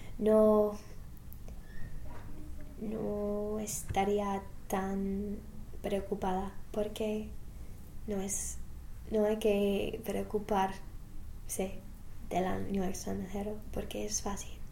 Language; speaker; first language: Spanish; non-native, fluent; English